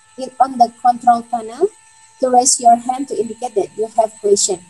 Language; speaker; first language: English; non-native, fluent; Indonesian